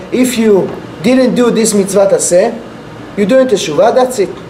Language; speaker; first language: English; non-native, fluent; Hebrew